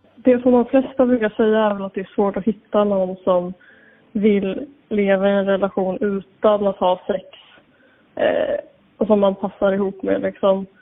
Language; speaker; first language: Swedish; native; Swedish